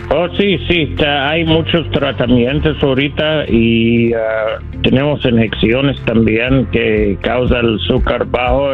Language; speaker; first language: Spanish; non-native, learner; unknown